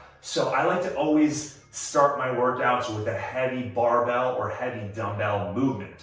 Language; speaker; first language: English; native; English